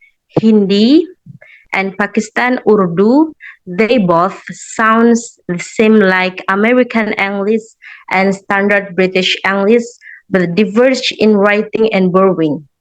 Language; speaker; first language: English; non-native, learner; Indonesian